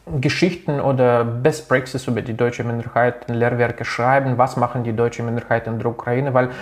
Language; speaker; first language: German; non-native, local second language; Russian